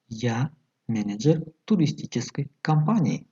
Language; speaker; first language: Russian; non-native, fluent; Tajik